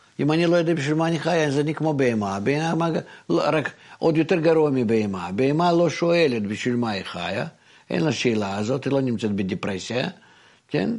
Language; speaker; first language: Hebrew; non-native, fluent; Russian